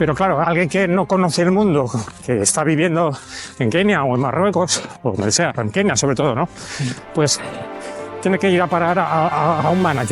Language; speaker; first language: Spanish; native; Spanish